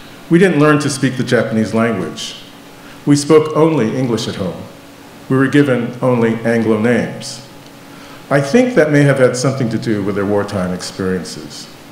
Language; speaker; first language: English; native; English